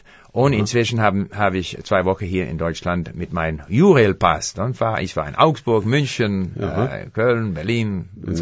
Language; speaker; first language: German; non-native, fluent; English